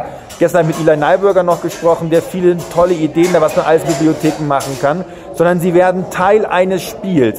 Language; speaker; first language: German; native; German